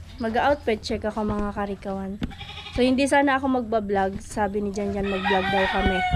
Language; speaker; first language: Filipino; non-native, local second language; Bikol